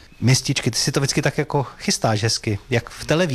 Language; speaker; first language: Czech; native; Czech